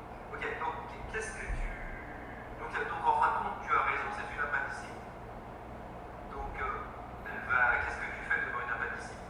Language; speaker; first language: French; native; French